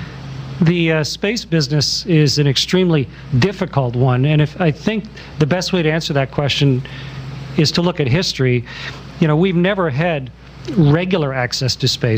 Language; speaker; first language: English; native; English